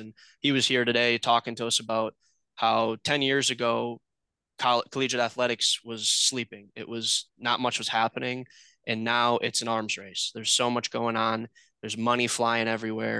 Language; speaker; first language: English; native; English